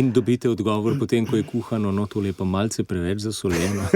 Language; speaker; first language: Slovenian; native; Slovenian